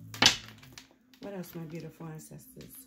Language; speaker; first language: English; native; English